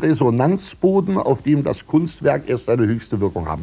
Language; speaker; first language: German; native; German